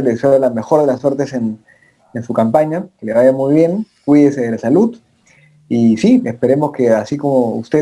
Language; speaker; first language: Spanish; native; Spanish